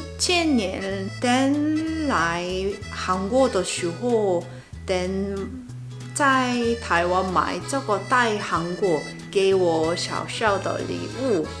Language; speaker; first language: Chinese; non-native, learner; Korean